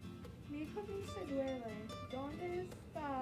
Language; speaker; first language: Spanish; non-native, learner; English